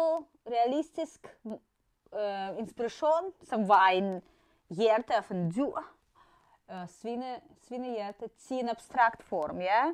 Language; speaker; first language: Danish; non-native, fluent; Russian